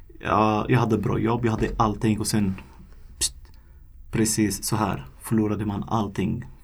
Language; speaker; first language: Swedish; non-native, fluent; Arabic